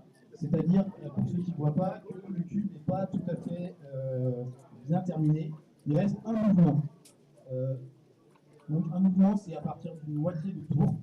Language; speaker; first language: French; native; French